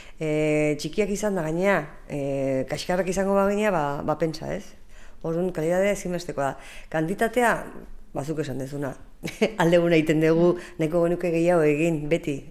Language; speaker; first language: Basque; native; Basque